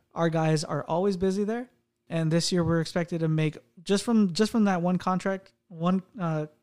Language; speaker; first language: English; native; English